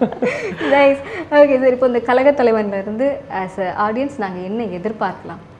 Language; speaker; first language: Tamil; native; Tamil